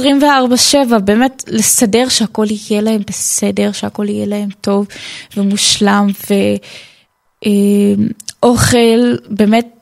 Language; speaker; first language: Hebrew; native; Hebrew